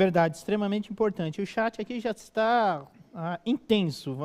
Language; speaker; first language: Portuguese; native; Portuguese